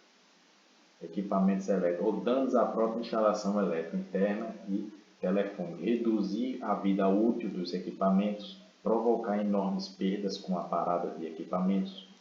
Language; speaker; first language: Portuguese; native; Portuguese